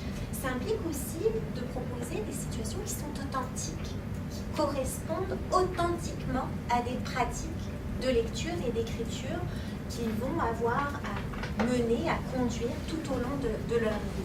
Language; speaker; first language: French; native; French